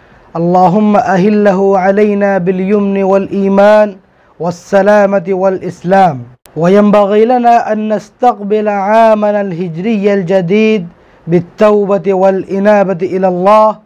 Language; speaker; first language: Arabic; non-native, fluent; Urdu